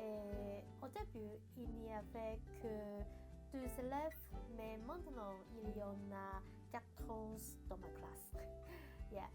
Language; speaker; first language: French; non-native, learner; Cantonese